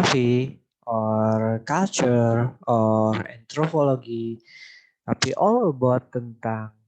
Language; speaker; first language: English; non-native, learner; Indonesian